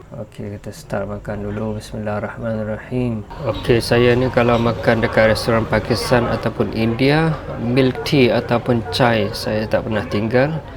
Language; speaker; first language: Malay; non-native, fluent; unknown